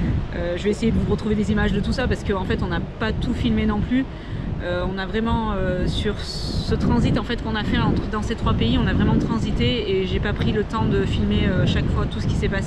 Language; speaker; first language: French; native; French